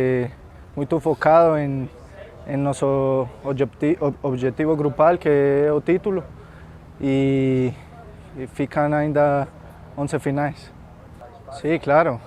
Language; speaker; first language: Portuguese; non-native, fluent; Spanish